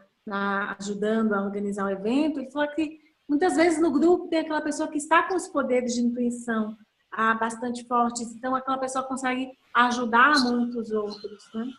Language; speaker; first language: Portuguese; native; Portuguese